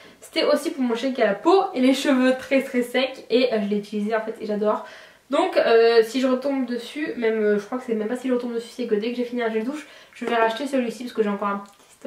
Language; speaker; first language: French; native; French